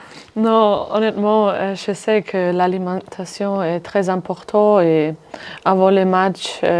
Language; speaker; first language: French; non-native, fluent; German